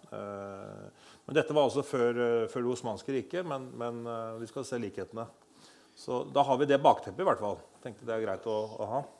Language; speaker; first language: Norwegian; native; Norwegian